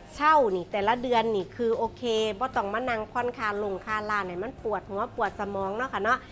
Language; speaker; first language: Thai; non-native, local second language; Northeastern Thai